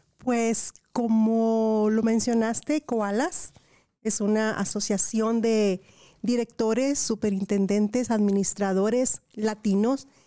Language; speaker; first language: Spanish; native; Spanish